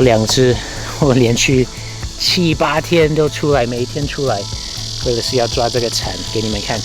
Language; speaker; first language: Chinese; non-native, fluent; English